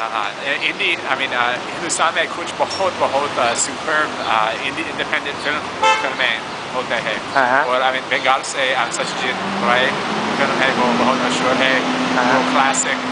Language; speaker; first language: Hindi; non-native, learner; English